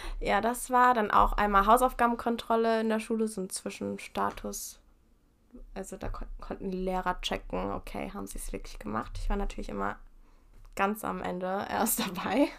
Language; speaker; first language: German; early bilingual, heritage; German